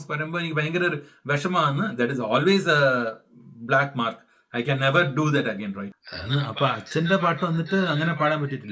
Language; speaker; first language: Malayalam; early bilingual, heritage; Malayalam